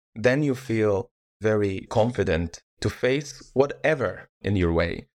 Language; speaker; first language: English; non-native, fluent; Arabic